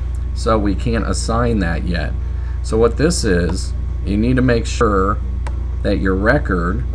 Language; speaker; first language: English; native; English